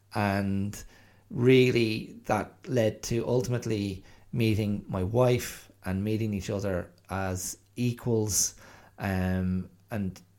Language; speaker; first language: English; native; English